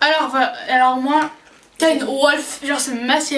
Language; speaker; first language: French; native; French